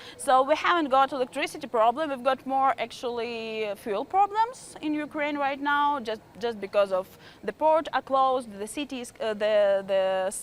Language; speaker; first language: English; non-native, fluent; Ukrainian